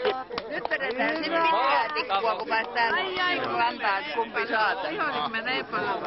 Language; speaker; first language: Finnish; native; Finnish